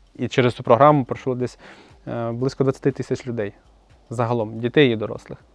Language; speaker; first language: Ukrainian; native; Ukrainian